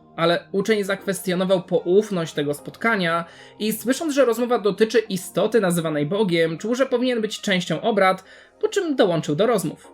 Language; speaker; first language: Polish; native; Polish